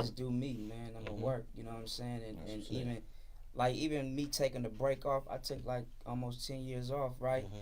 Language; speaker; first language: English; native; English